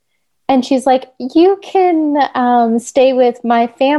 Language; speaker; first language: English; native; English